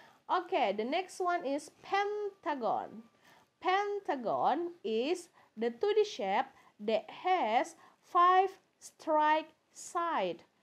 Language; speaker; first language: English; non-native, learner; Indonesian